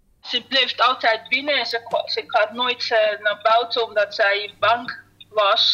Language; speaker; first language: Dutch; non-native, fluent; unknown